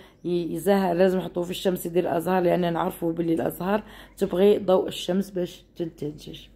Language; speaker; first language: Arabic; native; Arabic